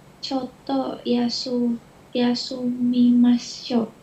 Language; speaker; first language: Japanese; non-native, learner; Indonesian